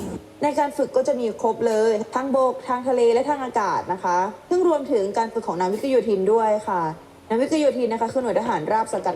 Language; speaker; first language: Thai; native; Thai